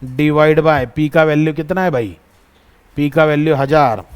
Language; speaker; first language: Hindi; non-native, local second language; Marathi